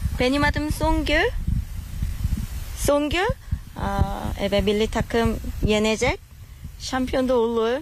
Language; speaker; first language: Turkish; non-native, learner; Korean